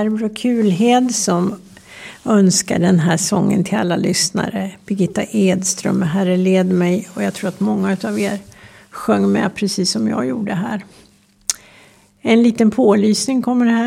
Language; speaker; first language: Swedish; native; Swedish